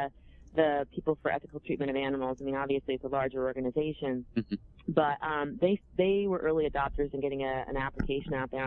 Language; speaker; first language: English; native; English